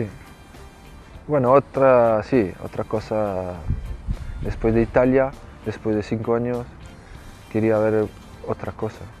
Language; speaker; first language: Spanish; non-native, fluent; French